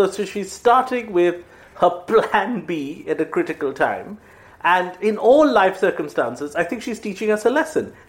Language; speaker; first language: English; non-native, local second language; Bangla